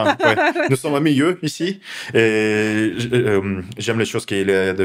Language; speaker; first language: French; non-native, fluent; Russian